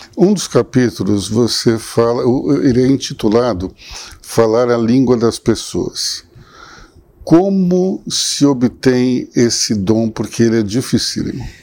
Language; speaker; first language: Portuguese; native; Portuguese